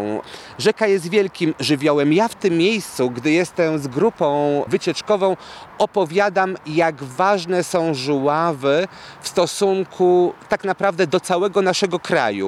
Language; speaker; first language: Polish; native; Polish